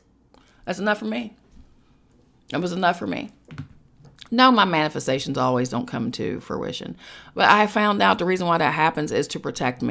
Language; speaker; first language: English; native; English